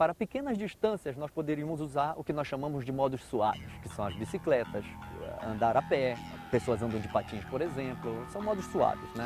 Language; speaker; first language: Portuguese; native; Portuguese